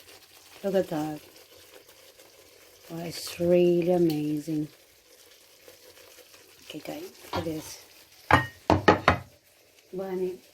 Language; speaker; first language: English; non-native, local second language; Filipino